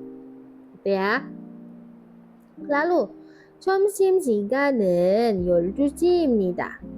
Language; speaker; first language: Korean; non-native, learner; Indonesian